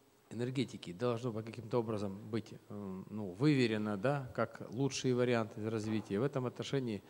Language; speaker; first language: Russian; native; Russian